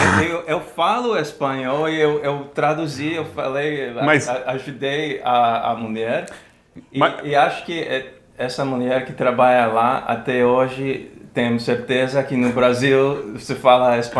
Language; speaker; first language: Portuguese; non-native, fluent; English